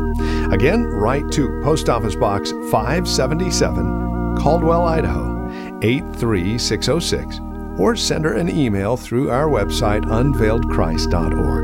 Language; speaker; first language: English; native; English